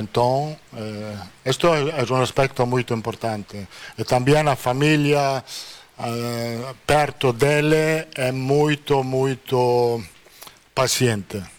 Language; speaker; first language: Portuguese; non-native, fluent; Italian